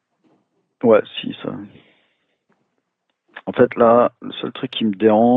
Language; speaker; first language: French; native; French